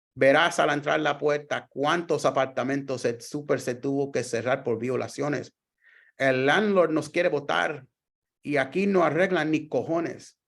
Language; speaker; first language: Spanish; early bilingual, other home language; English